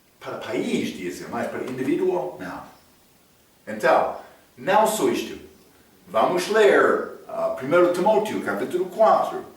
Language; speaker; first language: Portuguese; non-native, fluent; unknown